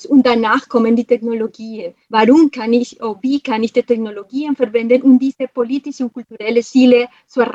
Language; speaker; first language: German; non-native, fluent; Spanish